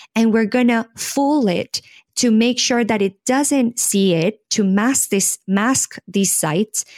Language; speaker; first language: English; non-native, fluent; Spanish